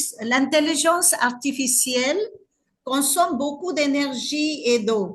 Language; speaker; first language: French; non-native, fluent; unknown